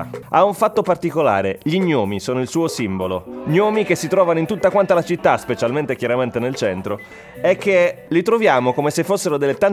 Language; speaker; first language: Italian; native; Italian